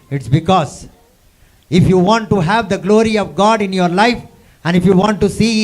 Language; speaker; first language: English; non-native, local second language; Telugu